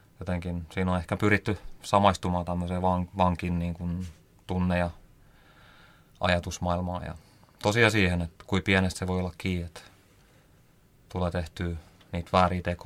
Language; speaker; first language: Finnish; native; Finnish